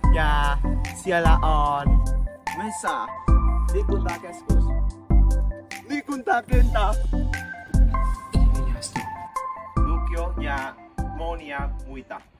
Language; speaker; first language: Finnish; non-native, learner; Vietnamese